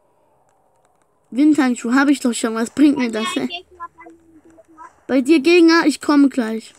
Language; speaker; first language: German; native; German